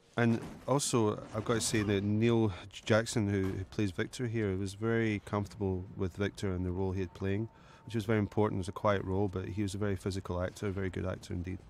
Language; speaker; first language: English; native; English